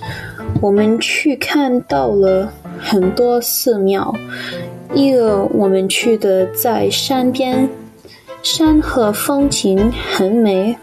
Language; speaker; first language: Chinese; non-native, learner; English